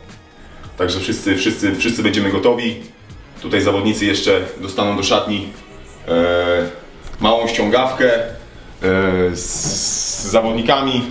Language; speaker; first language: Polish; native; Polish